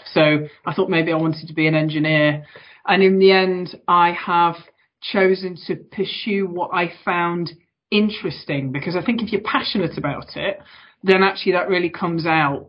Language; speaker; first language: English; native; English